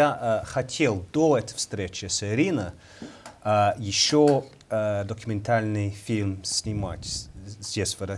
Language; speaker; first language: Russian; non-native, learner; English